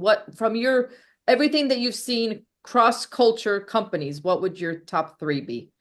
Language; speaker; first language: English; native; English